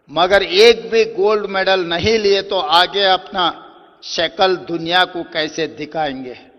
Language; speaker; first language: Hindi; non-native, local second language; Telugu